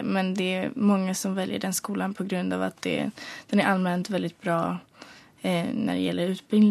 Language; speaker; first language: Swedish; early bilingual, other home language; Polish